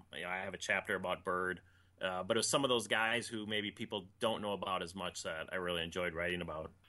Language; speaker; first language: English; native; English